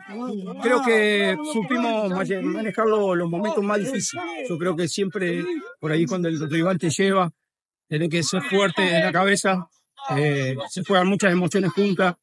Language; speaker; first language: Spanish; native; Spanish